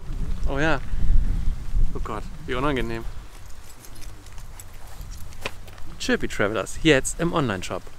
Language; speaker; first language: German; native; German